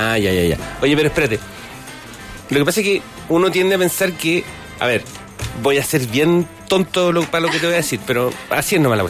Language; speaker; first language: Spanish; native; Spanish